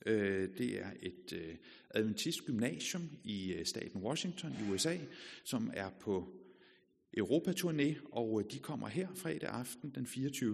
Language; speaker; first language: Danish; native; Danish